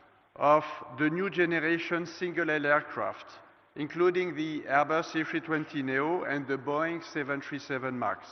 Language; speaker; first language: English; non-native, fluent; French